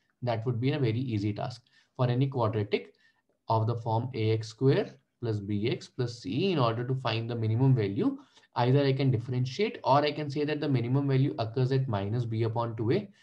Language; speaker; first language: English; non-native, local second language; Hindi